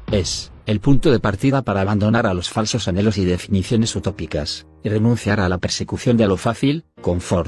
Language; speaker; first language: Spanish; native; Spanish